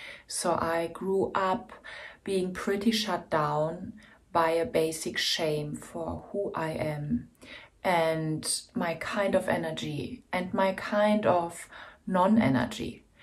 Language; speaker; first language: English; non-native, fluent; German